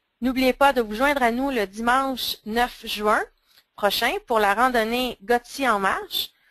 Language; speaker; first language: French; native; French